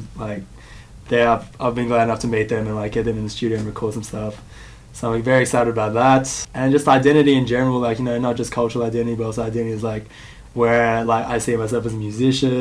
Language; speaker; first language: English; native; English